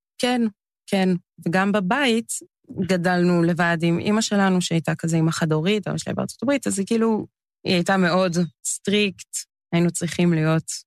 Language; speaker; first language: Hebrew; early bilingual, other home language; English